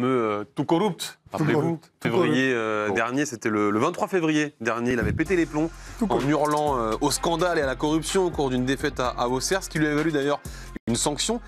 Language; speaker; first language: French; native; French